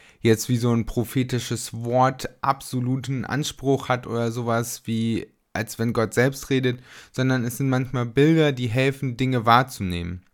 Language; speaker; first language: German; native; German